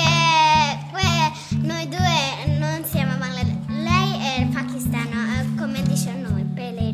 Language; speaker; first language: Italian; early bilingual, other home language; Urdu